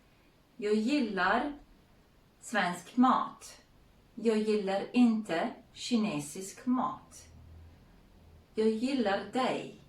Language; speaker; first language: Swedish; non-native, fluent; Serbian